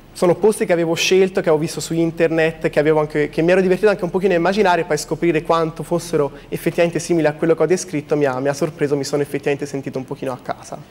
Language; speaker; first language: Italian; native; Italian